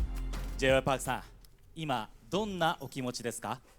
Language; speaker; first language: Japanese; native; Japanese